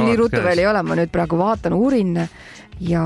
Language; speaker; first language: Estonian; native; Estonian